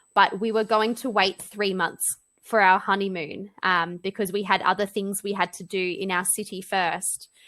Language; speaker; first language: English; native; English